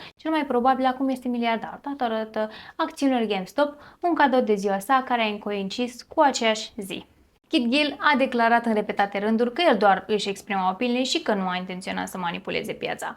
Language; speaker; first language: Romanian; native; Romanian